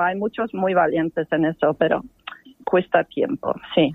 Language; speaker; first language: Spanish; non-native, fluent; Norwegian